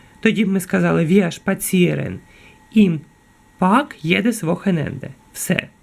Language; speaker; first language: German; non-native, fluent; Ukrainian